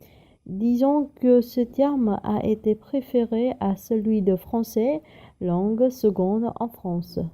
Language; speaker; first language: French; non-native, learner; Vietnamese